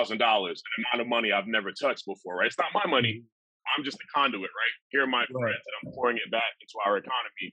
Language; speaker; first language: English; native; English